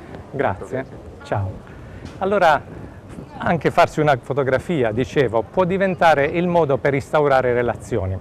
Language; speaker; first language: Italian; native; Italian